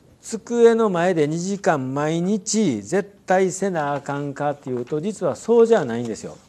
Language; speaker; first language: Japanese; native; Japanese